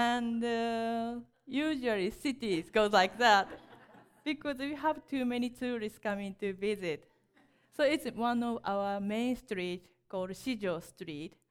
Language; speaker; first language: English; non-native, learner; Japanese